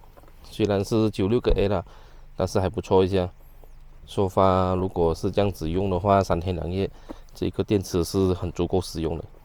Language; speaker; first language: Chinese; native; Chinese